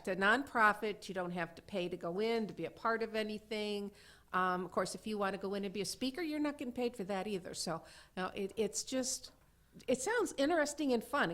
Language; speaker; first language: English; native; English